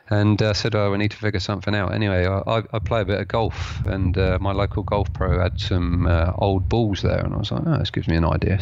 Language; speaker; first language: English; native; English